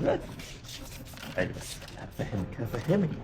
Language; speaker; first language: Arabic; native; Arabic